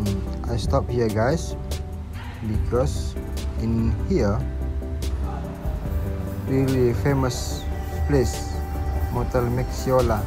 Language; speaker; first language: English; non-native, learner; Indonesian